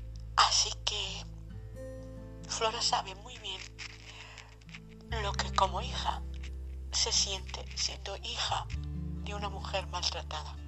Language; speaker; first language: Spanish; native; Spanish